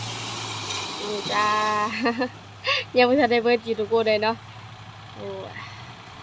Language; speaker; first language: Thai; non-native, local second language; Lao